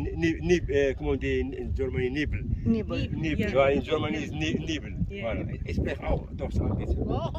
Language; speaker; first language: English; non-native, learner; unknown